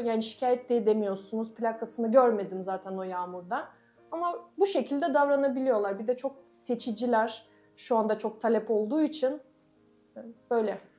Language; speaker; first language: Turkish; non-native, fluent; Russian